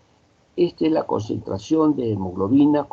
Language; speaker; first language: Spanish; native; Spanish